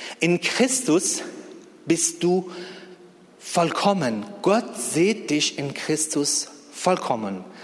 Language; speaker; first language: German; non-native, fluent; Persian